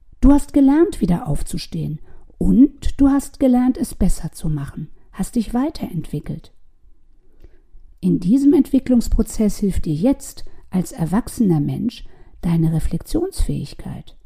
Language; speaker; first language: German; native; German